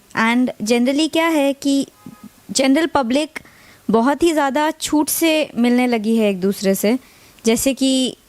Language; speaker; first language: Hindi; non-native, local second language; Gujarati